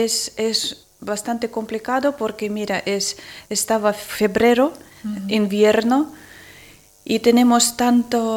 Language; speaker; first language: Spanish; non-native, learner; Ukrainian